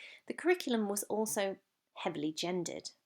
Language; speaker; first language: English; native; English